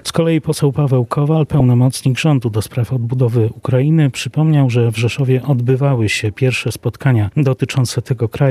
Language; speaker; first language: Polish; native; Polish